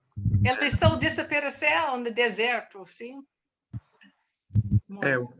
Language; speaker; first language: Portuguese; non-native, learner; English